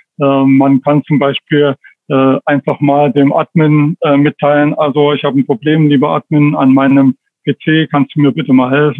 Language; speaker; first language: German; native; German